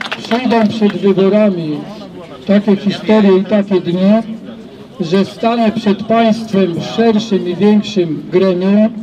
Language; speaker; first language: Polish; native; Polish